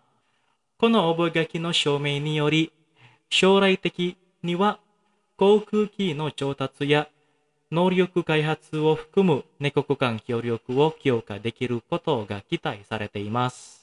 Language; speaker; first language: Japanese; non-native, fluent; Indonesian